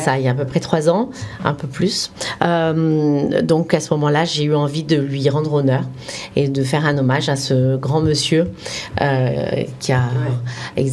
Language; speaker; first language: French; native; French